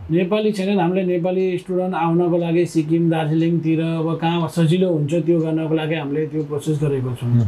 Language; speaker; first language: Nepali; native; Nepali